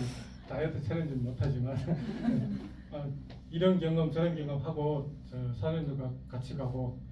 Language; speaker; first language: Korean; non-native, fluent; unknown